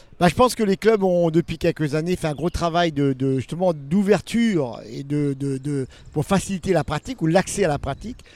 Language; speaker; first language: French; native; French